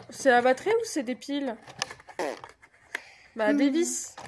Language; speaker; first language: French; native; French